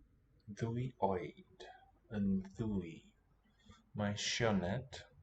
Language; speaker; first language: Welsh; non-native, learner; English